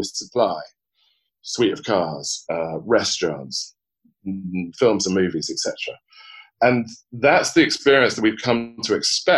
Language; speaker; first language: English; native; English